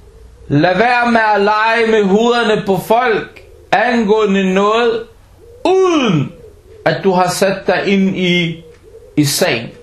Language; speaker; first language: Danish; early bilingual, other home language; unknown